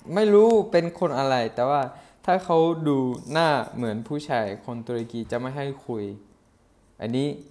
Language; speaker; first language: Thai; non-native, fluent; Turkish